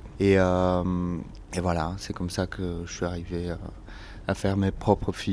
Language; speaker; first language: French; non-native, fluent; Bulgarian